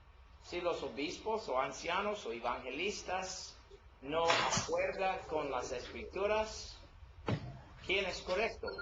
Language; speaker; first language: Spanish; non-native, learner; English